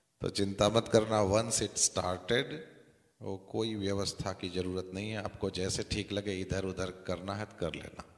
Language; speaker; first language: Hindi; non-native, local second language; Gujarati